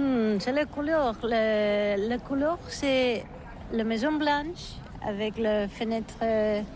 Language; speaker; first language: French; non-native, learner; Catalan